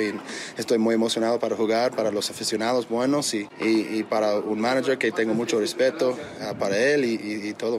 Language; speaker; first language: Spanish; non-native, learner; English